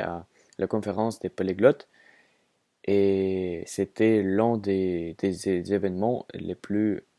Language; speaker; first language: French; non-native, fluent; Russian